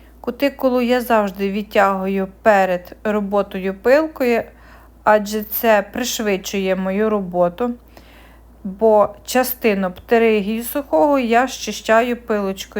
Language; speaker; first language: Ukrainian; native; Ukrainian